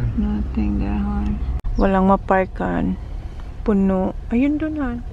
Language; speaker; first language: Filipino; non-native, local second language; Bikol